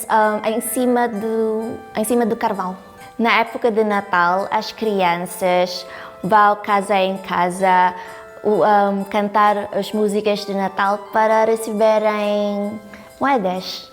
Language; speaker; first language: Portuguese; non-native, fluent; Cebuano